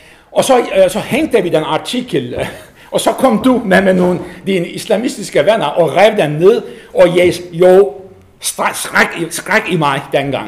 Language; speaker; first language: Danish; non-native, fluent; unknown